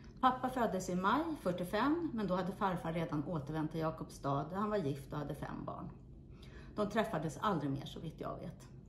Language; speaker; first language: Swedish; native; Swedish